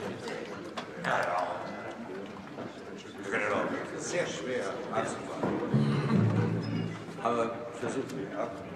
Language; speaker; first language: German; non-native, fluent; English